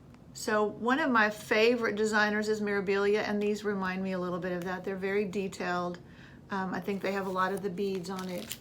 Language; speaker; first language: English; native; English